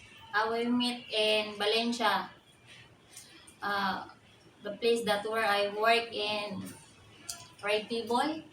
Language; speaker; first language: English; non-native, local second language; Cebuano